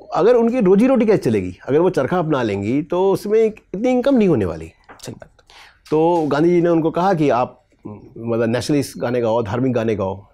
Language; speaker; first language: Hindi; native; Hindi